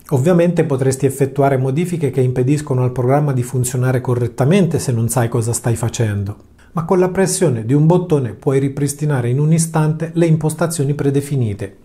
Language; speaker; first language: Italian; native; Italian